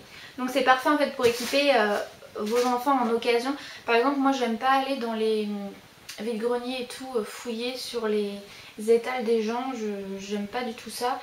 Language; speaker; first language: French; native; French